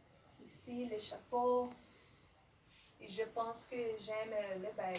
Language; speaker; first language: French; non-native, learner; Portuguese